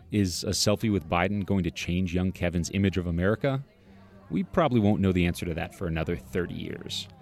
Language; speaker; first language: English; non-native, fluent; Chinese